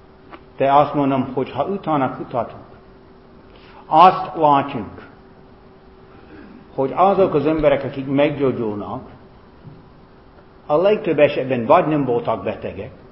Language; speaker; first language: Hungarian; non-native, fluent; English